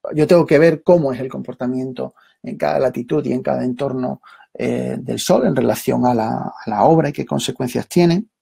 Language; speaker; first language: Spanish; native; Spanish